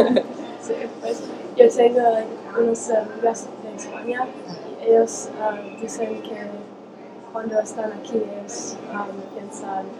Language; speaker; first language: Spanish; non-native, learner; English